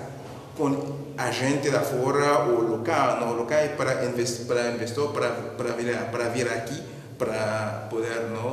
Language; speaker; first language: Portuguese; non-native, fluent; Spanish